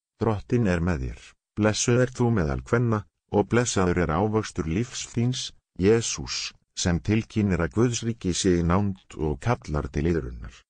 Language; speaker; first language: Icelandic; non-native, learner; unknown